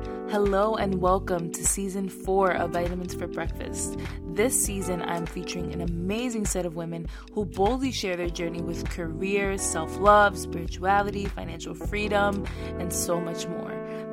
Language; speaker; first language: English; early bilingual, other home language; Spanish